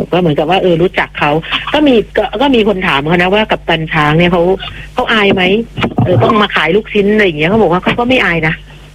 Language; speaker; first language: Thai; native; Thai